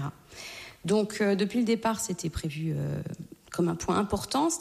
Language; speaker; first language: French; native; French